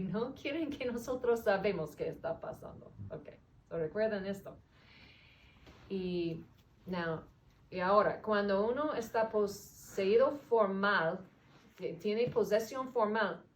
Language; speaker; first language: Spanish; non-native, learner; English